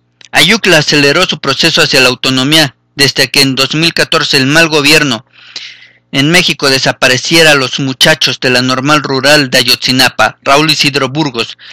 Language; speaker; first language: Spanish; native; Spanish